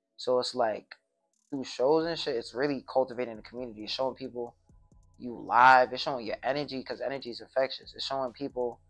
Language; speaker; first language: English; native; English